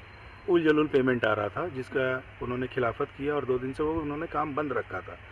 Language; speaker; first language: Hindi; native; Hindi